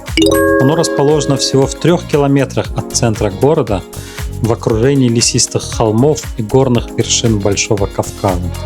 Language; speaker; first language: Russian; native; Russian